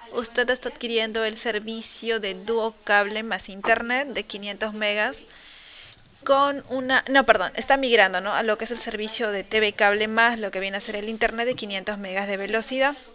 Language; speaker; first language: Spanish; native; Spanish